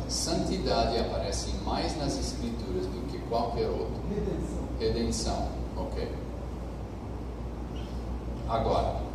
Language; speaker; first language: Portuguese; non-native, fluent; English